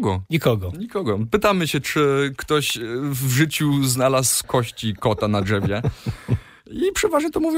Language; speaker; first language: Polish; early bilingual, heritage; Polish